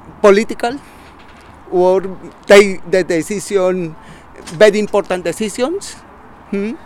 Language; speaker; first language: English; non-native, learner; Spanish